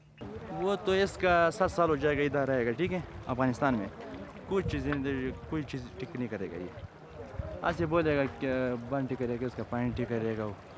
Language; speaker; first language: Hindi; non-native, learner; Pashto